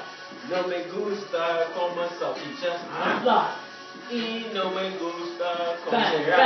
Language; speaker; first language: Spanish; non-native, learner; English